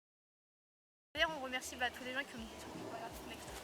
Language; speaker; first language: French; native; French